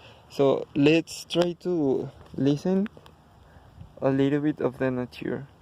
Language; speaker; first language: English; non-native, learner; Spanish